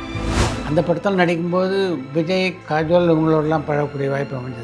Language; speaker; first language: Tamil; native; Tamil